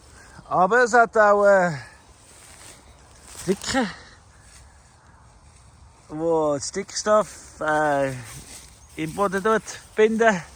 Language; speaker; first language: German; non-native, fluent; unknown